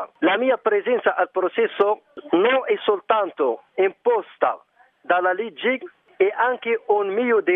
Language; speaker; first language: Italian; non-native, learner; Arabic